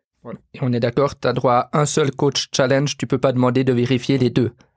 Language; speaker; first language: French; native; French